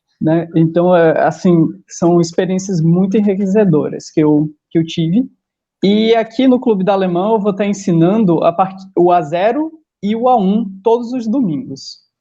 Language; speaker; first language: Portuguese; native; Portuguese